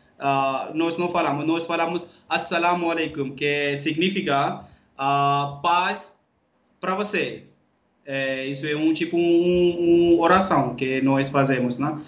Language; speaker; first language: Portuguese; non-native, learner; Urdu